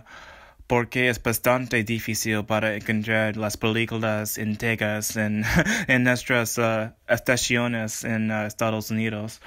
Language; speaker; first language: Spanish; non-native, learner; English